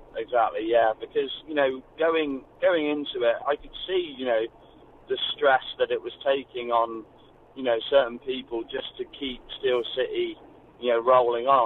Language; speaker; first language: English; native; English